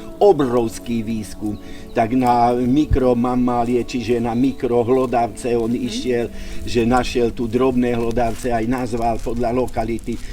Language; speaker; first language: Slovak; non-native, local second language; Hungarian